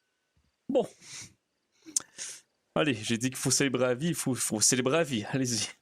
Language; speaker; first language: French; native; French